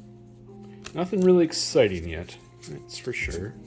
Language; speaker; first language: English; native; English